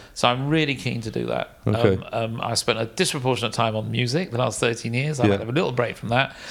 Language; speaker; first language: English; native; English